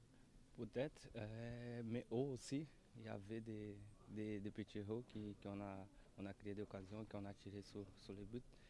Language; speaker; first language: French; non-native, learner; Portuguese